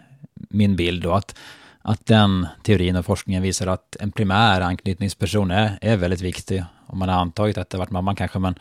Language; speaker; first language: Swedish; native; Swedish